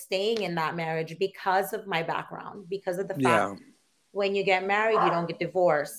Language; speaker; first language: English; non-native, local second language; Filipino